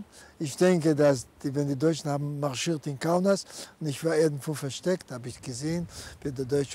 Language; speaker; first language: German; non-native, fluent; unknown